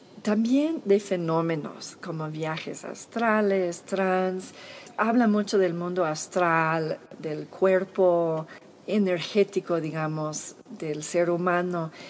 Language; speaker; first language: Spanish; non-native, fluent; English